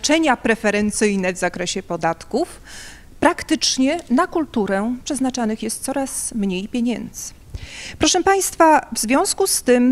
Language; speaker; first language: Polish; native; Polish